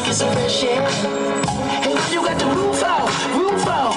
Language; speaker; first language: English; native; English